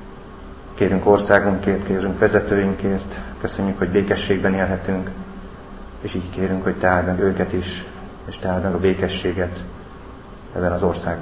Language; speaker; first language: Hungarian; native; Hungarian